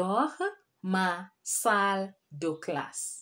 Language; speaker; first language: French; non-native, fluent; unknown